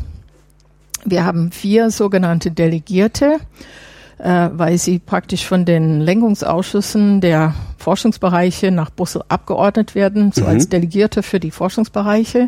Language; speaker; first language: German; non-native, fluent; English